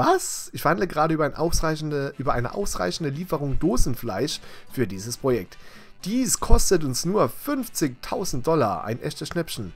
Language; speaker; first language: German; native; German